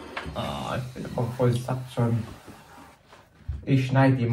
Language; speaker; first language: German; early bilingual, other home language; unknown